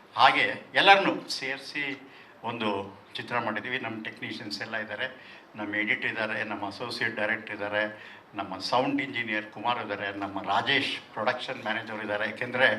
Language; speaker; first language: Kannada; non-native, local second language; Tulu